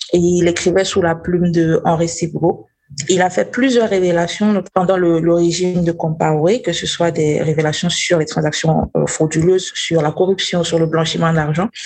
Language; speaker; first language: French; non-native, local second language; Mossi